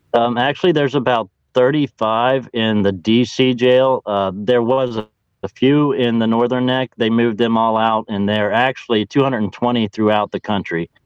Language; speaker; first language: English; native; English